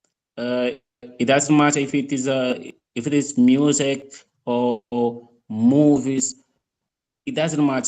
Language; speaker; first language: English; non-native, fluent; Portuguese